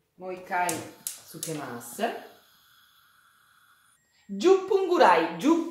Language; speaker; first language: Japanese; non-native, learner; Italian